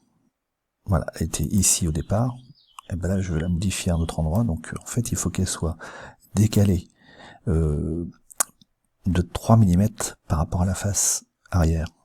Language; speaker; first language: French; native; French